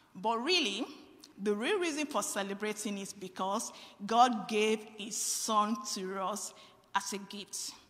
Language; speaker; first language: English; non-native, local second language; Yoruba